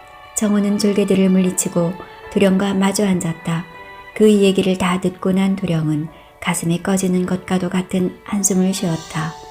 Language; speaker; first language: Korean; native; Korean